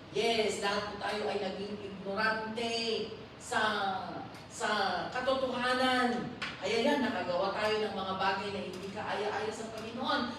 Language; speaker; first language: Filipino; non-native, local second language; Iloko